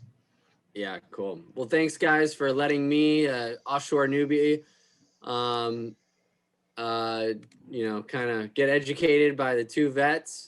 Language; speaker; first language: English; native; English